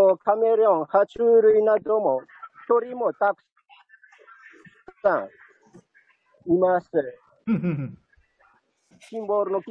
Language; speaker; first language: Japanese; non-native, fluent; Malagasy